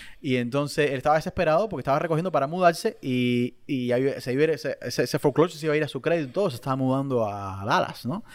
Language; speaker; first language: Spanish; native; Spanish